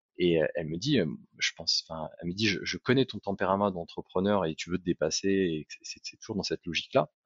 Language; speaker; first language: French; native; French